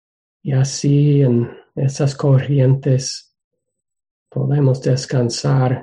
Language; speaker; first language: Spanish; non-native, fluent; English